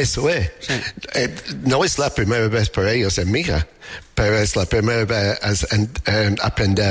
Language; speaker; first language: Spanish; non-native, fluent; English